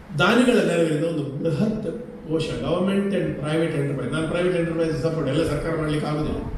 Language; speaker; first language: Kannada; non-native, local second language; Konkani